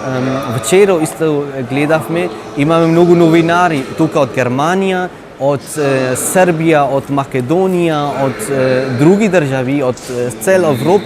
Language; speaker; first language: Macedonian; non-native, learner; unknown